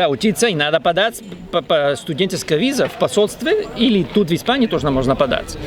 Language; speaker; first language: Russian; non-native, fluent; Spanish